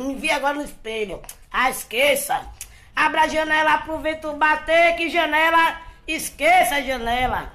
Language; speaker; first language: Portuguese; native; Portuguese